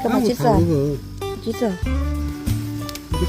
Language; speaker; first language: Korean; non-native, learner; Thai